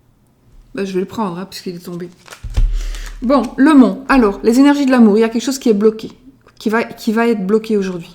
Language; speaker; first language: French; native; French